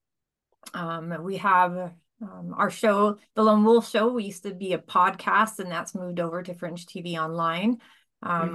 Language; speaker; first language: English; native; English